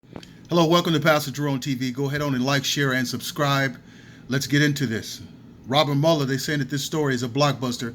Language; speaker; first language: English; native; English